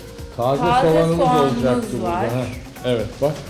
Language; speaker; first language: Turkish; native; Turkish